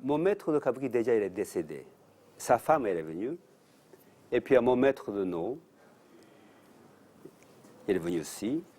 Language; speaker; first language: French; non-native, learner; Japanese